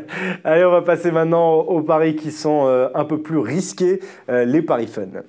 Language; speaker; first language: French; native; French